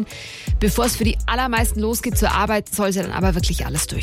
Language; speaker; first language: German; native; German